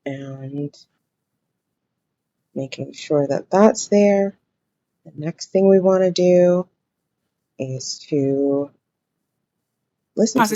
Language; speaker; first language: English; native; English